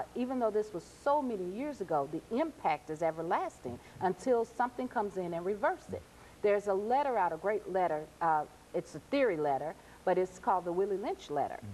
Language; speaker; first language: English; native; English